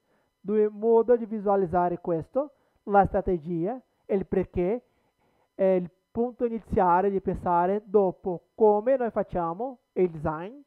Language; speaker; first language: Italian; non-native, learner; Portuguese